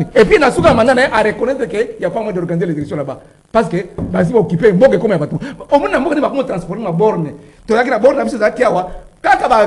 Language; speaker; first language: French; non-native, local second language; Lingala